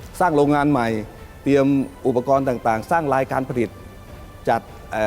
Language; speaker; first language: Thai; native; Thai